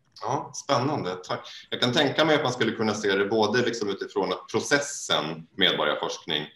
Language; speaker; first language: Swedish; native; Swedish